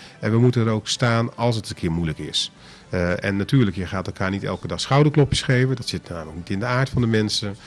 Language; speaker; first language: Dutch; non-native, local second language; Papiamento